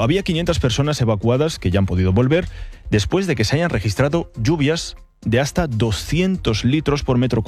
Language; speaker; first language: Spanish; native; Spanish